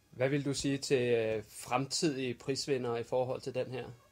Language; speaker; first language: Danish; native; Danish